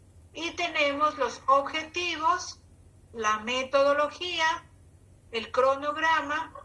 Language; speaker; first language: Spanish; native; Spanish